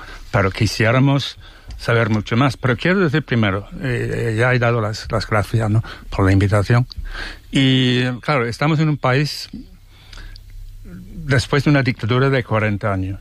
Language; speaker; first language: Spanish; non-native, fluent; English